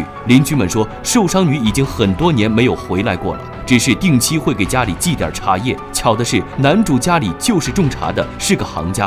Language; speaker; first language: Chinese; native; Chinese